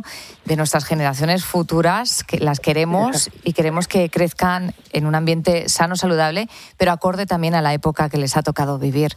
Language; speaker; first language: Spanish; native; Spanish